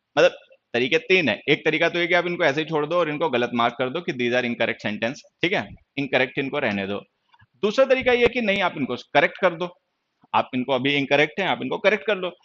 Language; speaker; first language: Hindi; native; Hindi